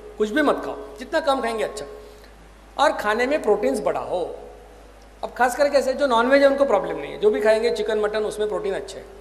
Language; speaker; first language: Hindi; non-native, local second language; Marathi